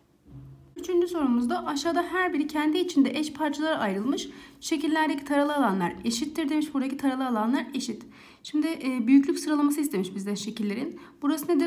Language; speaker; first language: Turkish; native; Turkish